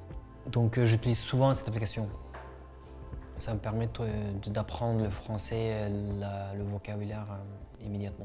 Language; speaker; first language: French; non-native, fluent; Uyghur